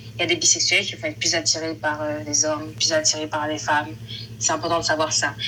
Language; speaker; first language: French; native; French